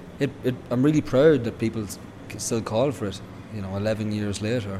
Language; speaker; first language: English; native; English